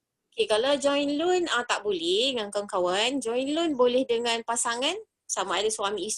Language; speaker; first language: Malay; native; Malay